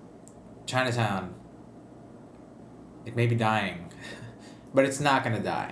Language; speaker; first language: English; non-native, local second language; Filipino